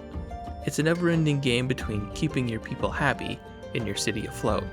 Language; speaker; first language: English; native; English